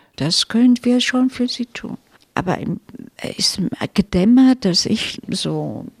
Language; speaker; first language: German; non-native, fluent; Italian